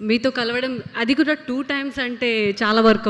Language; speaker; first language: Telugu; non-native, local second language; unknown